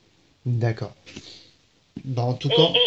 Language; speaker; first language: French; native; French